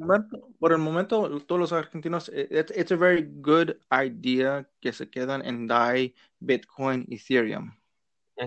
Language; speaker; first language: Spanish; non-native, learner; English